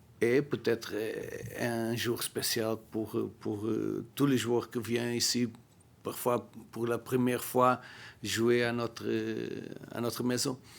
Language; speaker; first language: French; non-native, learner; Portuguese